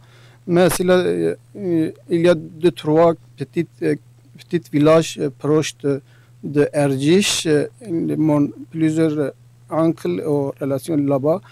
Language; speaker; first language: French; non-native, learner; Kurdish